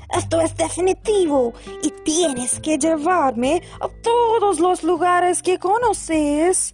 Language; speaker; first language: Spanish; non-native, learner; Hindi